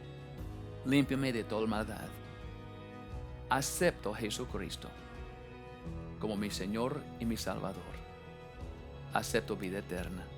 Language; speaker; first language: Spanish; non-native, fluent; English